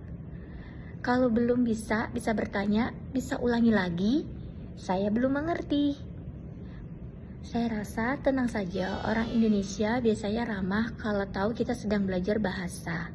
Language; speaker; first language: Indonesian; native; Indonesian